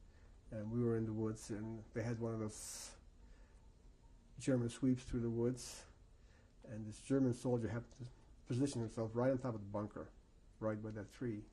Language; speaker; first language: English; early bilingual, other home language; Yiddish